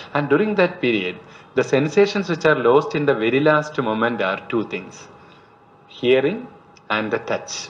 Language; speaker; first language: English; non-native, local second language; Malayalam